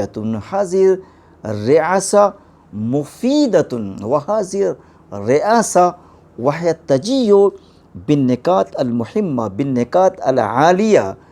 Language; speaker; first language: Arabic; non-native, fluent; Urdu